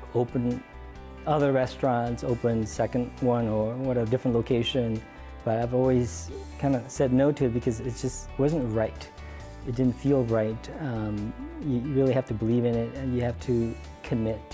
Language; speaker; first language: English; native; English